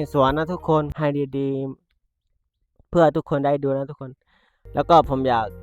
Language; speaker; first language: Thai; non-native, local second language; Pattani Malay